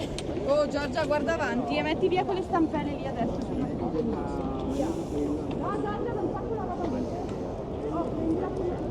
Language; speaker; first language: Italian; native; Italian